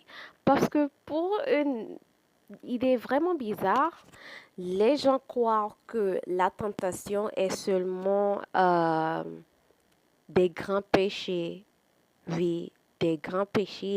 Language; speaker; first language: French; non-native, fluent; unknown